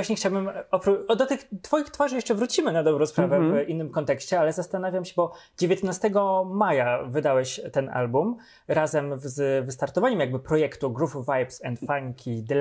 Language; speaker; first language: Polish; native; Polish